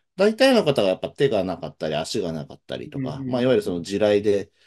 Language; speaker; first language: Japanese; native; Japanese